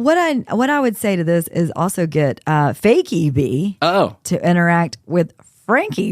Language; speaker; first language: English; native; English